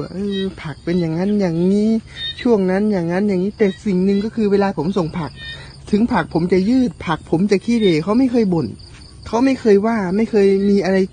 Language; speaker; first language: Thai; native; Thai